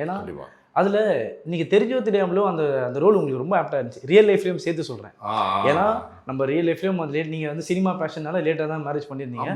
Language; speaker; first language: Tamil; native; Tamil